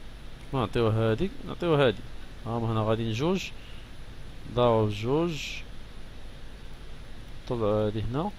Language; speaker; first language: Arabic; native; Arabic